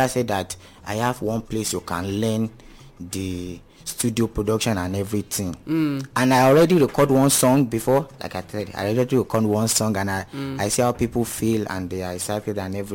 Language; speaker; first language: English; non-native, local second language; Yoruba